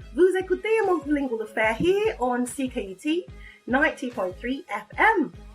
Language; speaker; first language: French; non-native, fluent; English